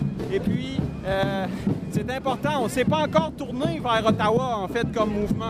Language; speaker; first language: French; native; French